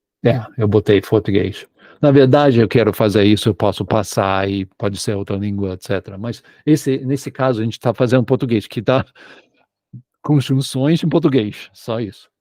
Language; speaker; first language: Portuguese; non-native, fluent; English